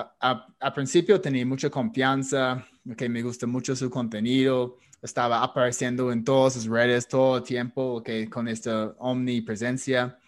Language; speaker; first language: Spanish; non-native, fluent; English